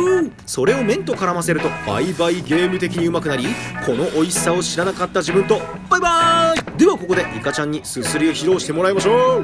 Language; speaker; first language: Japanese; native; Japanese